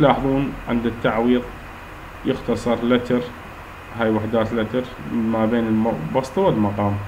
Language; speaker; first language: Arabic; native; Arabic